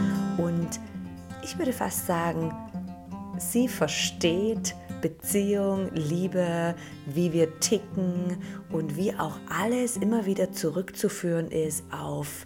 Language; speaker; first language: German; native; German